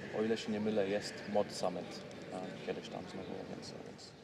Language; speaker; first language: Polish; early bilingual, heritage; Polish